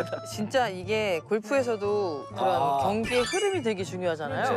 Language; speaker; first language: Korean; native; Korean